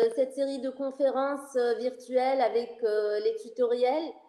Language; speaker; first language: French; non-native, local second language; Arabic